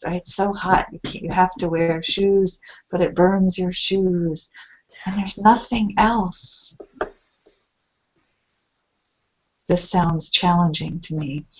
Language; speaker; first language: English; non-native, fluent; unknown